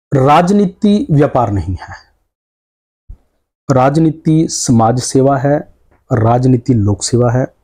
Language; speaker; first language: Hindi; native; Hindi